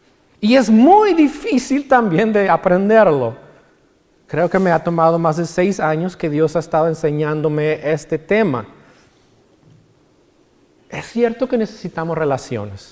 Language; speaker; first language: Spanish; native; Spanish